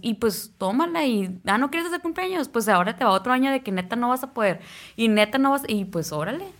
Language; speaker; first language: Spanish; native; Spanish